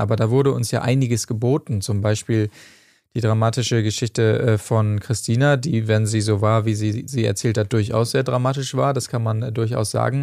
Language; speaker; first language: German; native; German